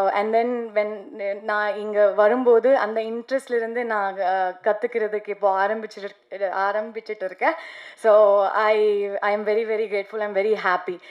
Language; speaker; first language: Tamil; non-native, learner; Kannada